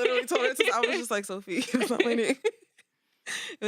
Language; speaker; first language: English; native; English